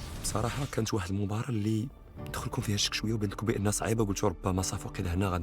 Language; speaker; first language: Arabic; native; Arabic